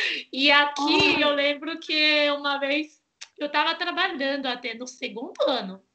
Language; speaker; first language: Portuguese; non-native, fluent; Chinese